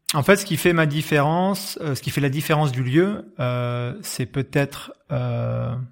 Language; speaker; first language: French; native; French